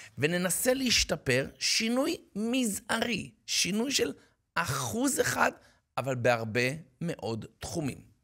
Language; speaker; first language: Hebrew; native; Hebrew